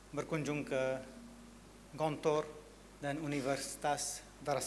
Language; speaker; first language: Indonesian; non-native, fluent; English